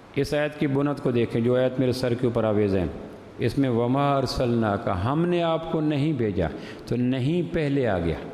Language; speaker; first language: Urdu; native; Urdu